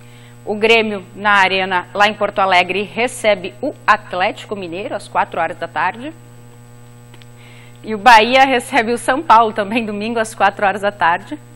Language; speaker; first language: Portuguese; native; Portuguese